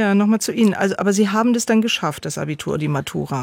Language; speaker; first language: German; native; German